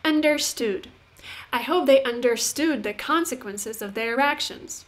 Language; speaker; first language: English; non-native, fluent; Russian